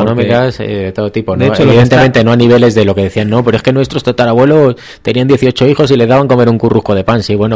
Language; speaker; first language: Spanish; native; Spanish